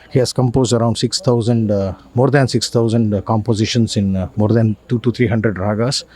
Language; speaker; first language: English; non-native, local second language; Telugu